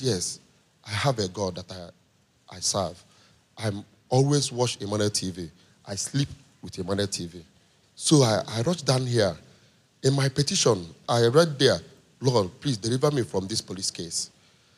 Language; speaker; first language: English; non-native, local second language; Igbo